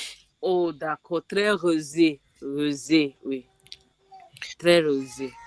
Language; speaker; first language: French; non-native, learner; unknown